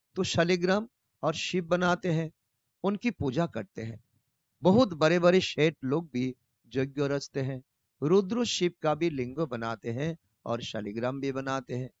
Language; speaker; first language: Hindi; non-native, local second language; Bangla